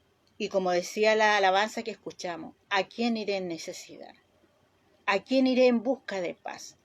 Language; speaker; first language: Spanish; native; Spanish